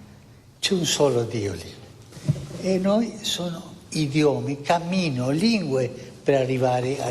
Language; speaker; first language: Italian; non-native, fluent; Spanish